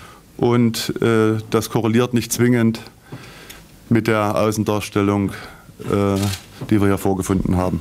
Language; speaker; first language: German; native; German